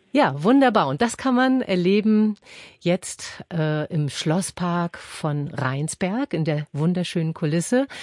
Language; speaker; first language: German; native; German